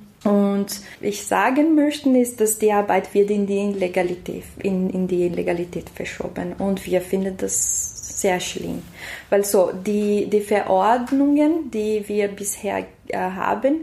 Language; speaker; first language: German; non-native, learner; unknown